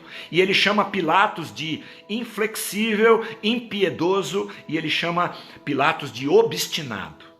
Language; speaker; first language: Portuguese; native; Portuguese